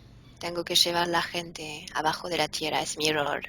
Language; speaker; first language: Spanish; non-native, fluent; French